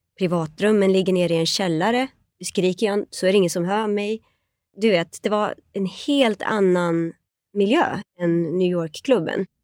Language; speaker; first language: Swedish; early bilingual, other home language; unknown